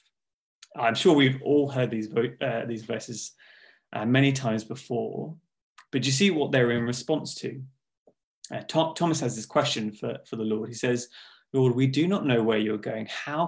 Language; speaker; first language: English; native; English